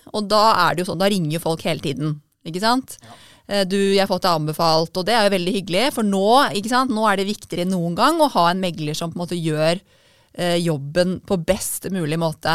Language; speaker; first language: Norwegian; native; Norwegian